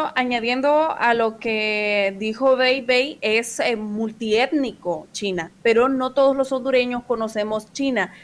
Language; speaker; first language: Spanish; native; Spanish